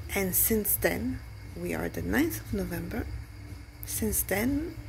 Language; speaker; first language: English; non-native, fluent; French